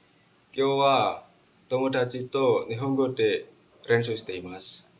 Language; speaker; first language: Japanese; non-native, learner; Indonesian